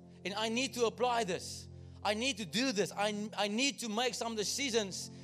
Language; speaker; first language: English; non-native, local second language; Afrikaans